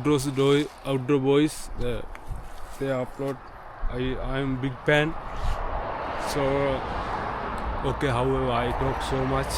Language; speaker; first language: English; non-native, learner; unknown